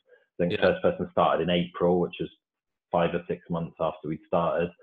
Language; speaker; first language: English; native; English